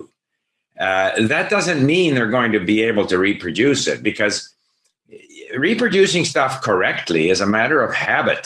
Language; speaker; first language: English; native; English